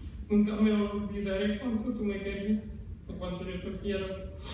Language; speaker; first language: Spanish; early bilingual, other home language; English